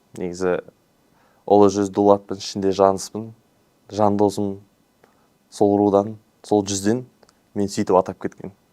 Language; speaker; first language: Kazakh; non-native, local second language; Uyghur